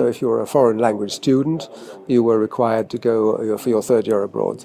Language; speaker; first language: English; native; English